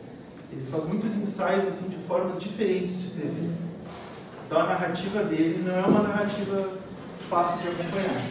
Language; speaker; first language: Portuguese; native; Portuguese